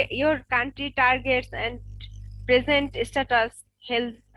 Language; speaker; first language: English; non-native, local second language; Bangla